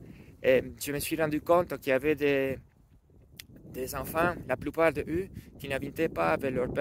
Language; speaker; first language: French; non-native, learner; Spanish